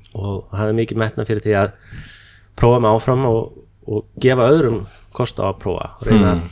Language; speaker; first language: Icelandic; non-native, fluent; English